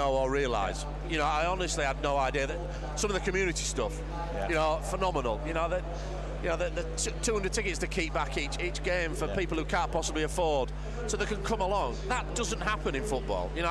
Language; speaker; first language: English; native; English